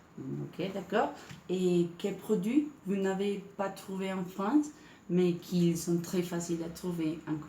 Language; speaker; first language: French; non-native, learner; Spanish